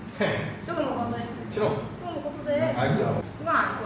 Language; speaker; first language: Korean; non-native, learner; Vietnamese